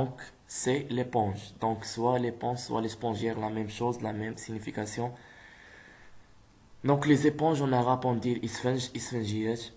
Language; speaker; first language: French; non-native, local second language; Arabic